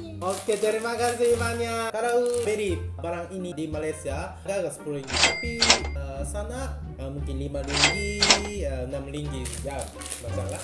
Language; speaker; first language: Malay; non-native, learner; Japanese